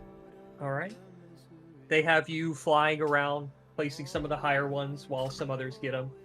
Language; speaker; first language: English; native; English